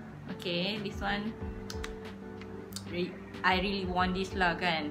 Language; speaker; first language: English; non-native, local second language; Malay